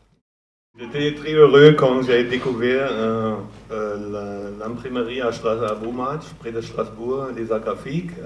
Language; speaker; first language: French; non-native, fluent; German